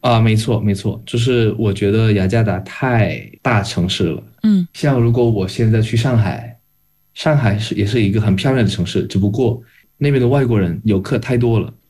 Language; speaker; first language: Chinese; non-native, fluent; Indonesian